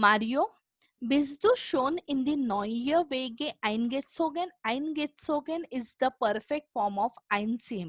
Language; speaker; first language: German; non-native, fluent; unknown